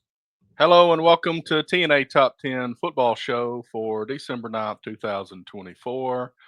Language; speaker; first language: English; native; English